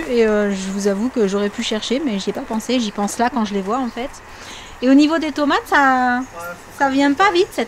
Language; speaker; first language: French; native; French